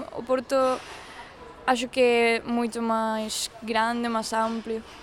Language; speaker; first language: Portuguese; non-native, learner; Spanish